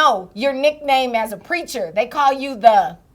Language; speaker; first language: English; native; English